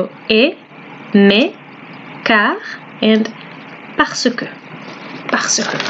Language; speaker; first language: French; non-native, fluent; English